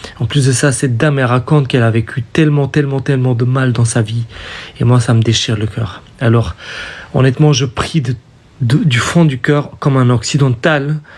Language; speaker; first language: French; native; French